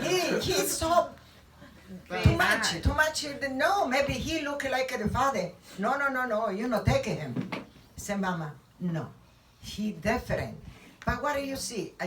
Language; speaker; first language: English; non-native, learner; Italian